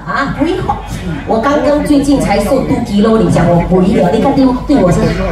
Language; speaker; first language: Chinese; native; Chinese